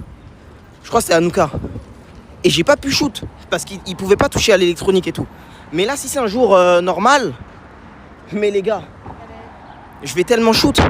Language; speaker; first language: French; native; French